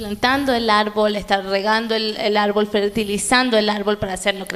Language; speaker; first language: Spanish; native; Spanish